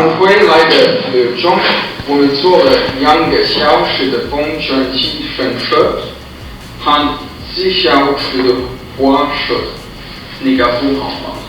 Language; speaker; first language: Chinese; non-native, learner; Swedish